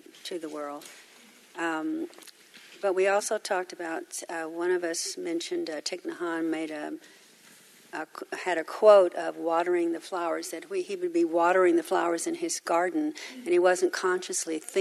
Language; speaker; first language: English; non-native, fluent; Uzbek